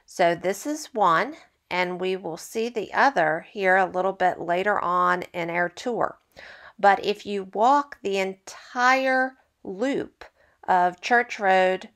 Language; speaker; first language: English; native; English